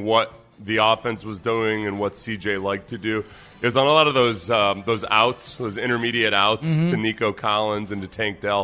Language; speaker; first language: English; native; English